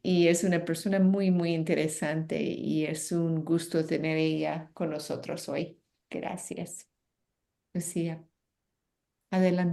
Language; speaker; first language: Spanish; non-native, fluent; English